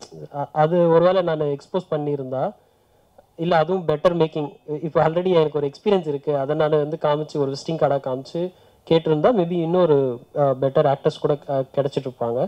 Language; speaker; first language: Tamil; native; Tamil